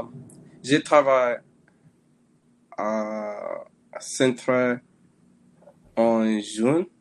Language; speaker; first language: French; non-native, learner; English